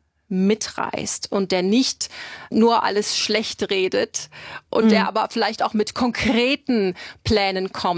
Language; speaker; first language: German; native; German